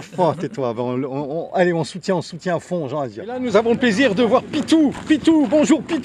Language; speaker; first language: French; native; French